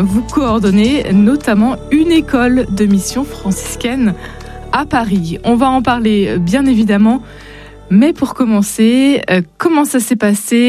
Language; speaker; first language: French; native; French